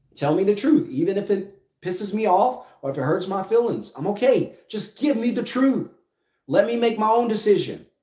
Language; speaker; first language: English; native; English